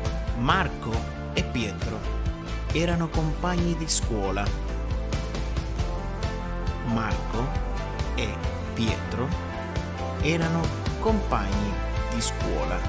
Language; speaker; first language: Italian; non-native, fluent; Spanish